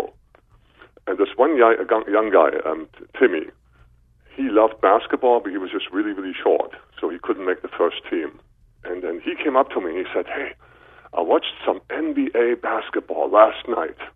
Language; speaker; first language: English; non-native, fluent; German